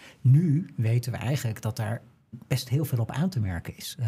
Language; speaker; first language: Dutch; native; Dutch